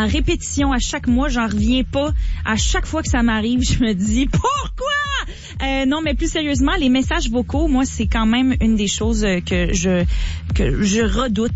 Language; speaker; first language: French; native; French